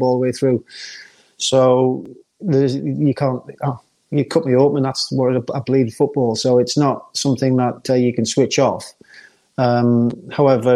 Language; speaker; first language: English; native; English